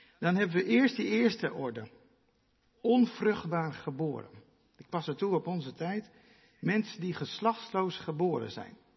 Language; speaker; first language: Dutch; non-native, local second language; Western Frisian